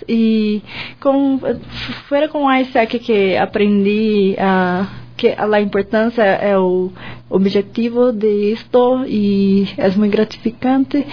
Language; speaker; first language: Spanish; non-native, learner; Portuguese